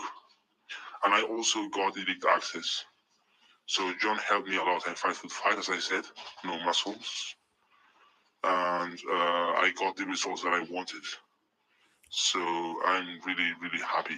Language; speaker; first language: English; non-native, fluent; Spanish